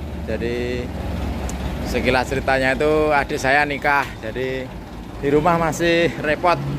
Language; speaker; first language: Indonesian; non-native, local second language; Javanese